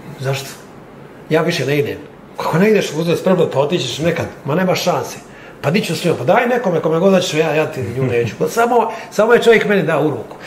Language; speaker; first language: Croatian; native; Croatian